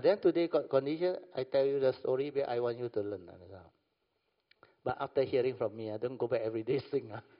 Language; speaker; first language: English; non-native, local second language; Min Nan Chinese